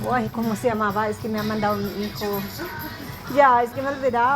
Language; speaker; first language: Spanish; non-native, learner; Filipino